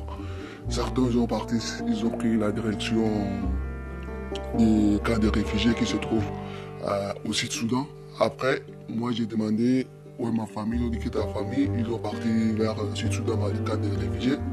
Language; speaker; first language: French; non-native, fluent; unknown